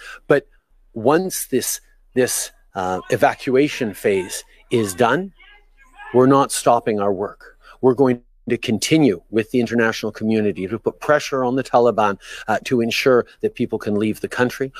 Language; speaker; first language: English; native; English